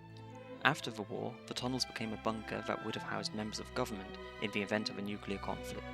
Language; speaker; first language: English; native; English